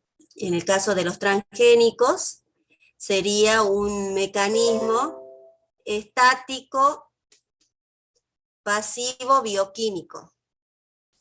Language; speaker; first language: Spanish; native; Spanish